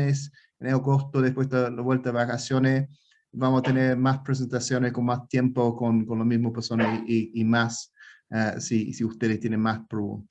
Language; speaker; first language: Spanish; non-native, fluent; English